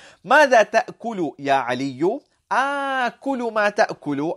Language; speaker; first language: Arabic; non-native, fluent; English